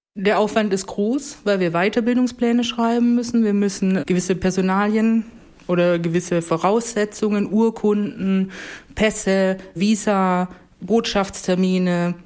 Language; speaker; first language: German; native; German